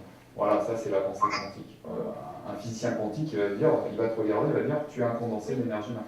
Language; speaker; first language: French; native; French